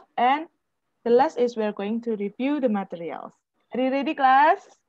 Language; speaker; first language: English; non-native, fluent; Indonesian